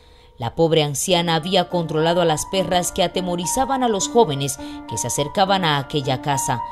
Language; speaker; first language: Spanish; native; Spanish